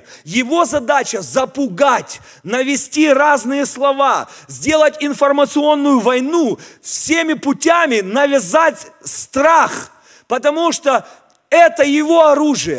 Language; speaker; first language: Russian; native; Russian